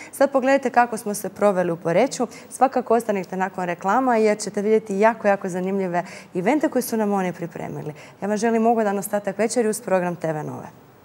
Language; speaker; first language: Croatian; native; Croatian